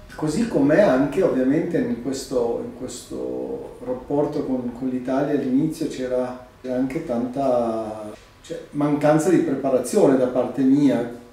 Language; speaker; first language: Italian; non-native, fluent; Albanian